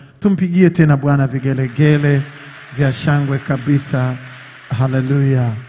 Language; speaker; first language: Swahili; native; Swahili